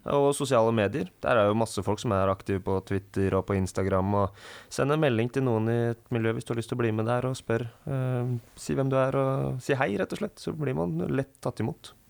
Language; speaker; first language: Norwegian; native; Norwegian